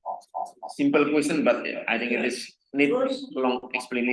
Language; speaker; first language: English; non-native, learner; Indonesian